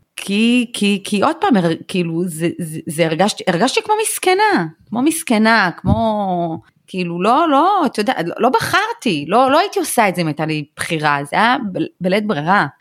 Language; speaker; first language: Hebrew; early bilingual, other home language; Russian